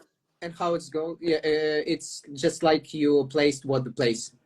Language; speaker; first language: English; non-native, fluent; Ukrainian